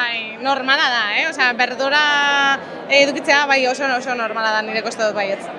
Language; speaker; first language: Basque; non-native, learner; Spanish